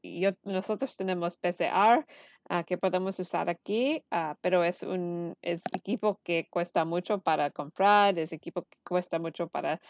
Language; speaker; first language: Spanish; early bilingual, heritage; Spanish